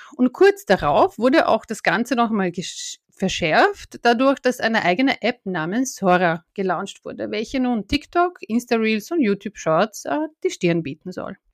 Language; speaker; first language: German; native; German